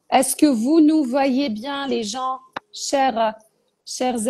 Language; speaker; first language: French; non-native, fluent; Ukrainian